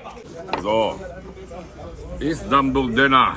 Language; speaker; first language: German; native; German